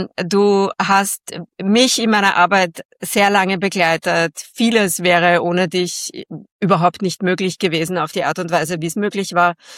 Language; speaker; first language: German; native; German